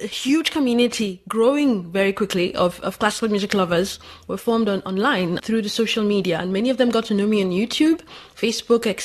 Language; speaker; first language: English; non-native, local second language; Yoruba